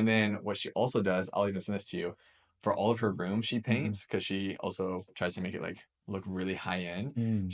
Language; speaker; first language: English; native; English